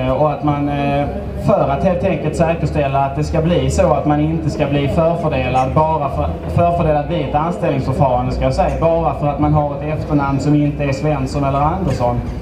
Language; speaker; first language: Swedish; native; Swedish